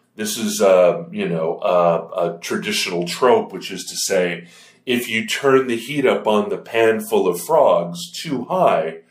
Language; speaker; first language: English; native; English